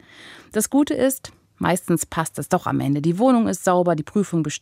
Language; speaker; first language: German; native; German